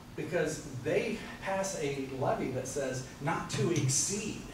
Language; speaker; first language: English; native; English